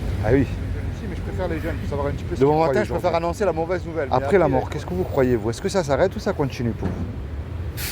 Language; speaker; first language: French; native; French